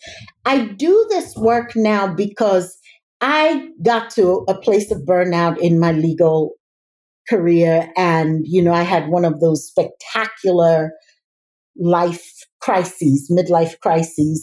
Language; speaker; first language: English; native; English